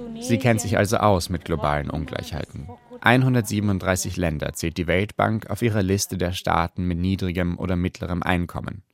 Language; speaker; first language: German; native; German